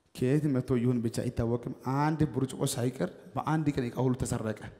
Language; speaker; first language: Amharic; non-native, local second language; Wolaytta